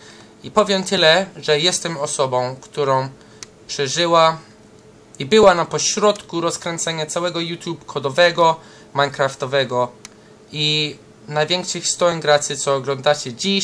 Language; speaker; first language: Polish; early bilingual, heritage; English